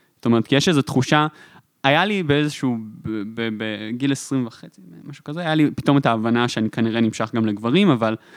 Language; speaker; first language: Hebrew; native; Hebrew